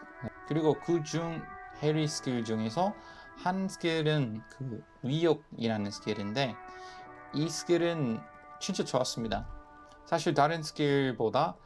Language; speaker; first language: Korean; non-native, fluent; English